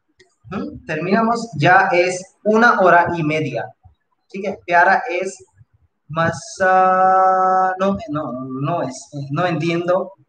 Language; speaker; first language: Spanish; non-native, fluent; Hindi